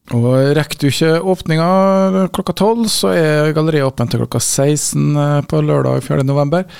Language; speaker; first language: Norwegian; native; Norwegian